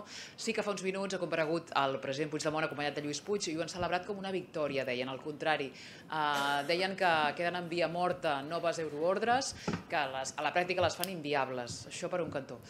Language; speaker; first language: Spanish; native; Spanish